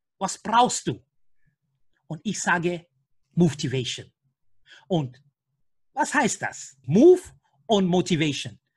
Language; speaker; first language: German; non-native, fluent; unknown